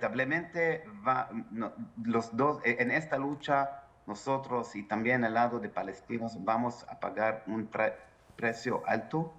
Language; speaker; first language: Spanish; non-native, fluent; Hebrew